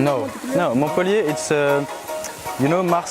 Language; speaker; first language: English; non-native, learner; French